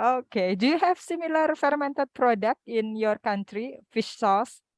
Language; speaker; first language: English; non-native, fluent; Indonesian